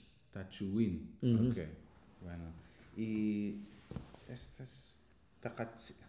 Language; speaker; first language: Spanish; non-native, fluent; English